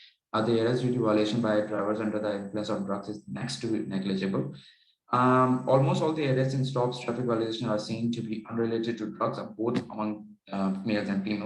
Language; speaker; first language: English; non-native, local second language; Urdu